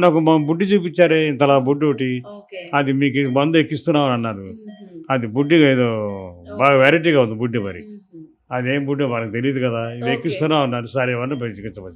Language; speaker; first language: Telugu; native; Telugu